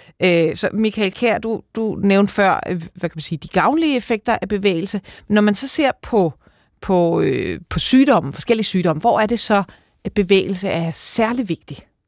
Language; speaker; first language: Danish; native; Danish